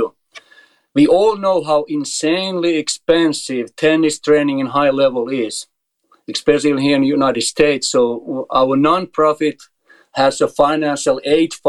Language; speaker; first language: English; non-native, fluent; Finnish